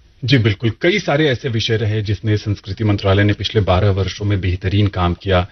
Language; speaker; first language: Hindi; native; Hindi